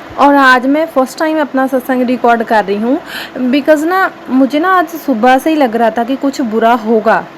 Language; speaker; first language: Hindi; non-native, local second language; Punjabi